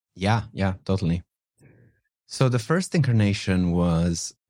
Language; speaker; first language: English; non-native, fluent; Romanian